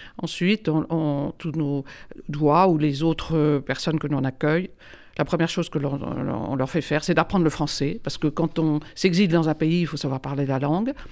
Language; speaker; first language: French; native; French